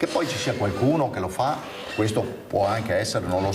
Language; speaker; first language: Italian; native; Italian